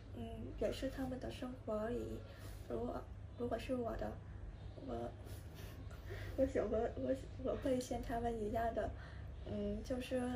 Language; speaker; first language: Chinese; non-native, learner; Vietnamese